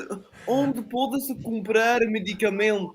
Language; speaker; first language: Portuguese; non-native, fluent; Italian